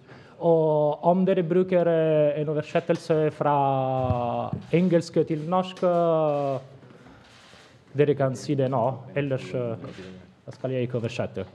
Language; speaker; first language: Norwegian; non-native, fluent; Italian